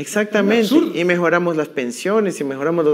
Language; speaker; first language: Spanish; native; Spanish